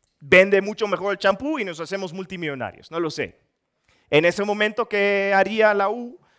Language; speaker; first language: Spanish; non-native, fluent; Dutch